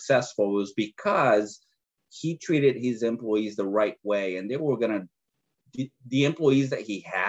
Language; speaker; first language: English; non-native, fluent; Portuguese